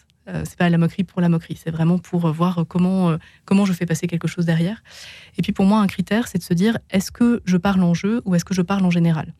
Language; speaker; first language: French; native; French